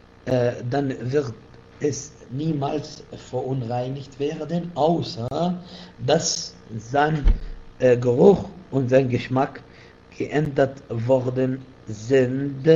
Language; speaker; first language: German; non-native, fluent; Arabic